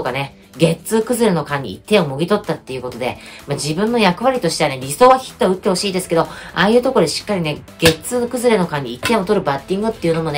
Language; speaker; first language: Japanese; native; Japanese